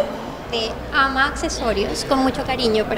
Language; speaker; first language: Spanish; native; Spanish